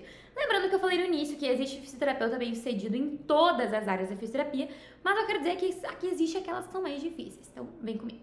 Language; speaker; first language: Portuguese; native; Portuguese